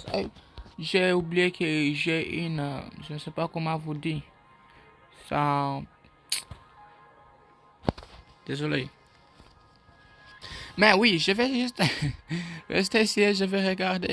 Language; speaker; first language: French; non-native, learner; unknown